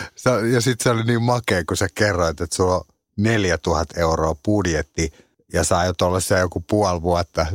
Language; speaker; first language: Finnish; native; Finnish